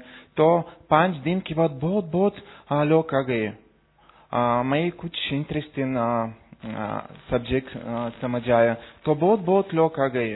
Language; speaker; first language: Hindi; non-native, learner; Russian